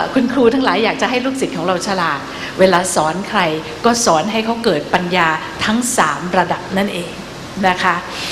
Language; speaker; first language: Thai; native; Thai